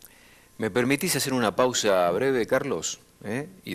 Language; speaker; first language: Spanish; native; Spanish